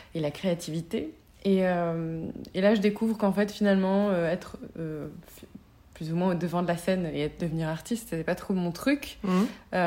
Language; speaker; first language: French; native; French